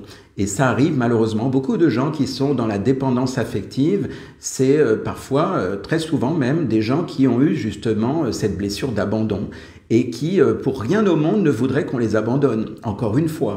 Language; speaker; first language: French; native; French